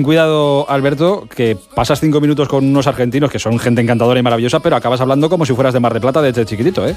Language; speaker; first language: Spanish; native; Spanish